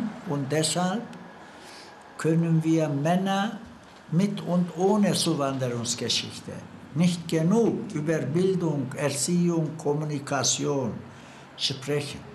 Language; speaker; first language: German; non-native, fluent; Turkish